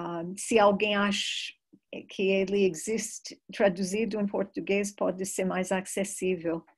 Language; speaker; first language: Portuguese; non-native, fluent; English